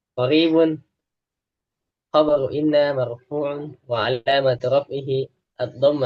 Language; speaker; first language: Arabic; non-native, learner; Indonesian